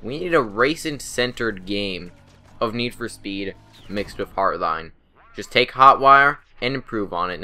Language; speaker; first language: English; native; English